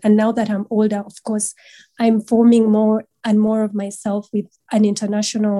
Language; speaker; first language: English; non-native, local second language; Nyankole